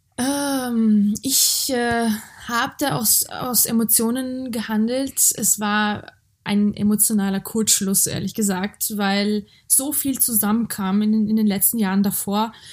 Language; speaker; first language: German; early bilingual, other home language; Georgian